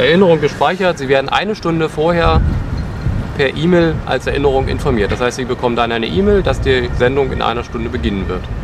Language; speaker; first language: German; native; German